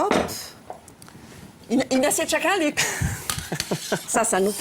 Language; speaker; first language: French; native; French